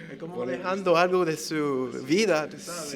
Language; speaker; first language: Spanish; early bilingual, heritage; English